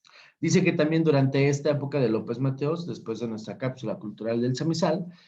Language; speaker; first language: Spanish; native; Spanish